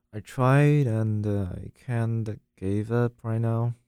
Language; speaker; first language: English; non-native, learner; Chinese